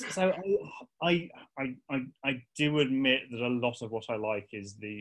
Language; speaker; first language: English; native; English